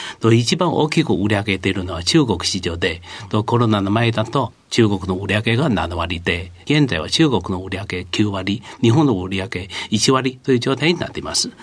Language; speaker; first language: Japanese; non-native, fluent; Chinese